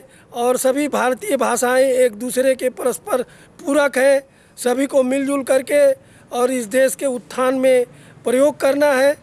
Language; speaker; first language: Hindi; native; Hindi